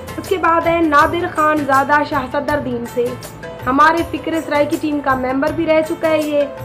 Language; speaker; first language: Urdu; native; Urdu